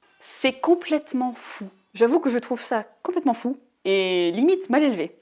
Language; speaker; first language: French; native; French